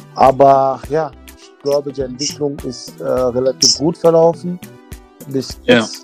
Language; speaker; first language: German; early bilingual, other home language; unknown